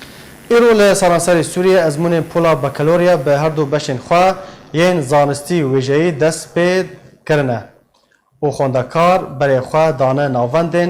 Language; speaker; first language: Kurdish; native; Kurdish